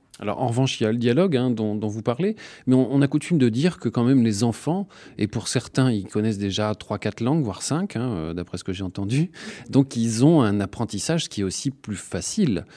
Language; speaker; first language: French; native; French